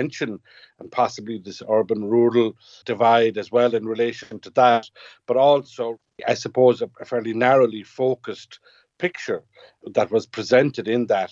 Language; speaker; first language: English; native; English